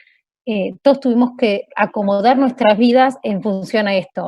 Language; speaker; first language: Spanish; native; Spanish